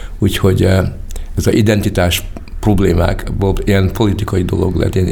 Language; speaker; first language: Hungarian; early bilingual, heritage; Hungarian